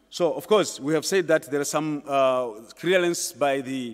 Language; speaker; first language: English; non-native, local second language; Swahili